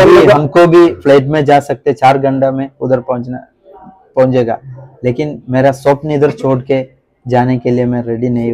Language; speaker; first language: Hindi; non-native, local second language; Malayalam